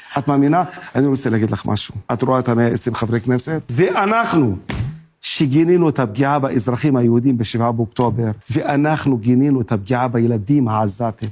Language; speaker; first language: Hebrew; non-native, local second language; Arabic